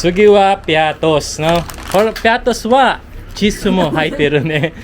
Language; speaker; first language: Japanese; non-native, learner; Filipino